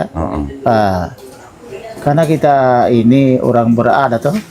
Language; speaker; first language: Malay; non-native, local second language; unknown